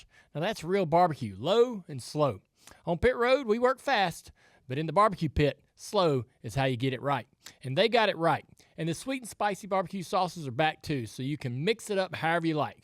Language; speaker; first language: English; native; English